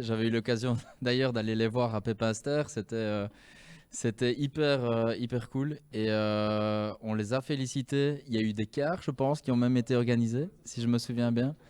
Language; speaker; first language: French; native; French